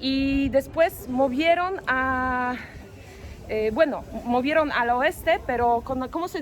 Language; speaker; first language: Spanish; non-native, fluent; Polish